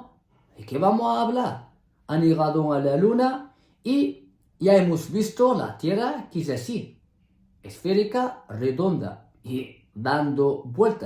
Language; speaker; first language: Spanish; non-native, fluent; Arabic